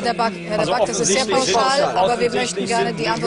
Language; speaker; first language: German; native; German